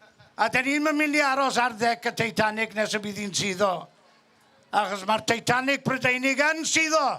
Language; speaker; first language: Welsh; native; Welsh